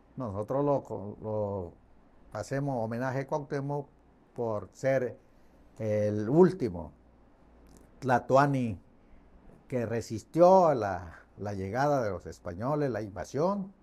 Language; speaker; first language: Spanish; non-native, fluent; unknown